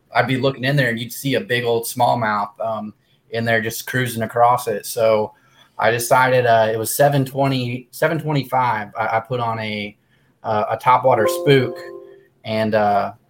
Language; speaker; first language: English; native; English